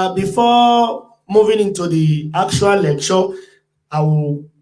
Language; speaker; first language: English; non-native, local second language; Yoruba